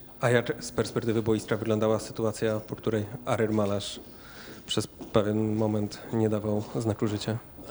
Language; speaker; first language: Polish; native; Polish